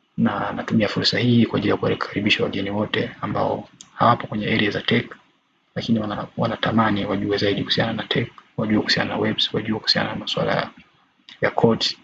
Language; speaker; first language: Swahili; native; Swahili